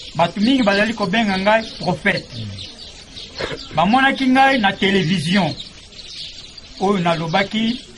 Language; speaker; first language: Lingala; non-native, local second language; Kongo